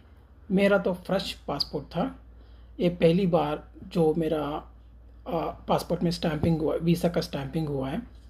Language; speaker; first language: Hindi; non-native, local second language; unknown